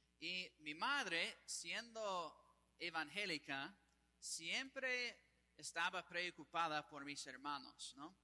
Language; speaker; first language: Spanish; non-native, fluent; English